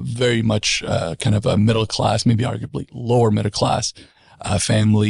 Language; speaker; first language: English; non-native, fluent; Arabic